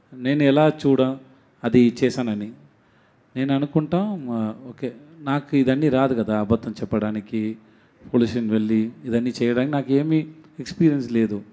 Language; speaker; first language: Telugu; non-native, learner; Tamil